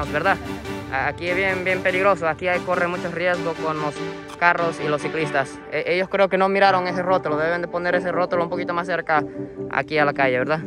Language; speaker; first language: Spanish; non-native, fluent; Japanese